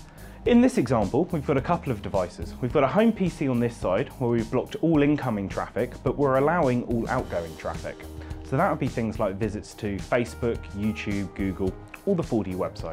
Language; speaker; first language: English; native; English